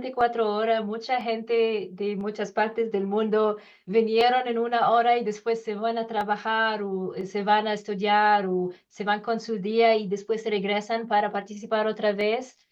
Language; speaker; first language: Spanish; non-native, learner; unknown